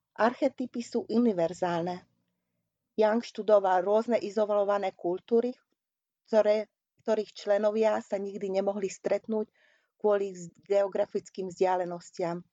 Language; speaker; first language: Slovak; non-native, local second language; Hungarian